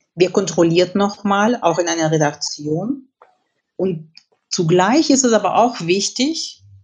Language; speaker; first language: German; early bilingual, other home language; Russian